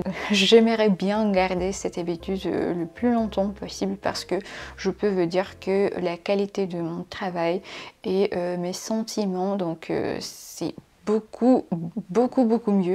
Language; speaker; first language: French; non-native, fluent; Russian